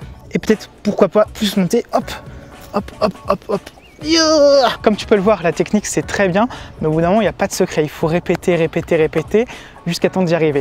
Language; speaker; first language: French; native; French